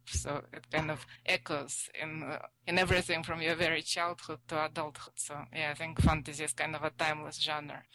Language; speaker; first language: English; non-native, fluent; Russian